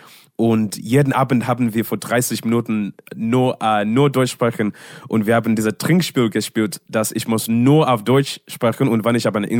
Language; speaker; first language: German; non-native, learner; English